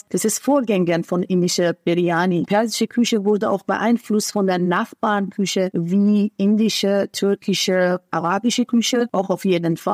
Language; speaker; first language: German; non-native, fluent; Persian